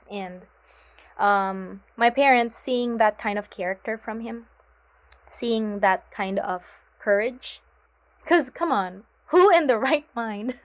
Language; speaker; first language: English; non-native, local second language; Filipino